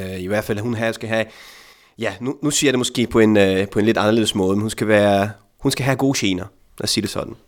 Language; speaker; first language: Danish; early bilingual, other home language; Russian